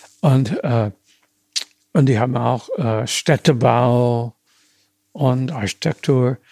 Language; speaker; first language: German; non-native, fluent; English